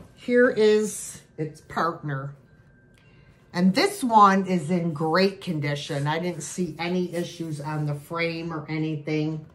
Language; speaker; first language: English; native; English